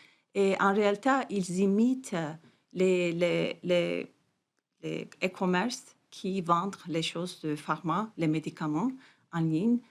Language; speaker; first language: French; non-native, fluent; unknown